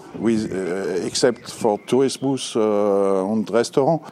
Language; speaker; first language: English; non-native, learner; French